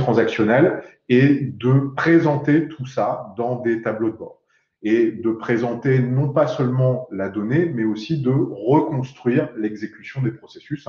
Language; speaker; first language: French; native; French